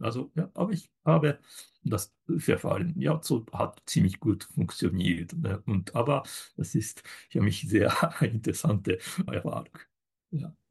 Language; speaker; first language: German; non-native, fluent; Japanese